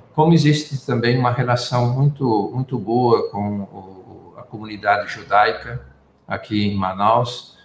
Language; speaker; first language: Portuguese; native; Portuguese